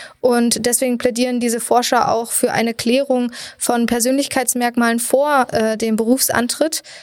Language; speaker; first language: German; native; German